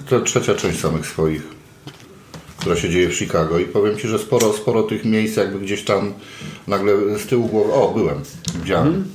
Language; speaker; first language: Polish; native; Polish